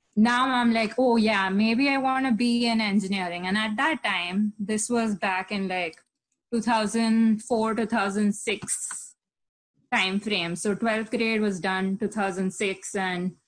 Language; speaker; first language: English; non-native, local second language; Hindi